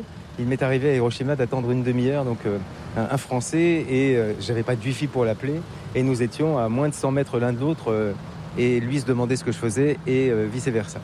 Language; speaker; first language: French; native; French